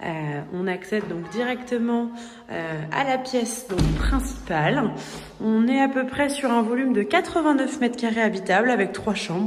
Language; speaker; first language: French; native; French